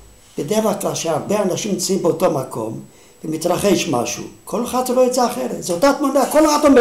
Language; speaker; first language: Hebrew; non-native, fluent; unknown